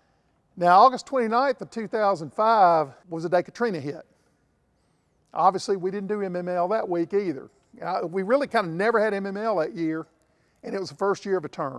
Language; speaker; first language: English; native; English